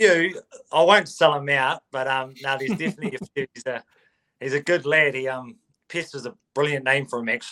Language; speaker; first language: English; native; English